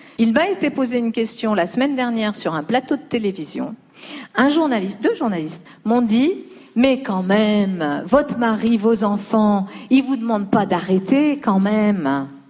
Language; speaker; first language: French; early bilingual, other home language; Spanish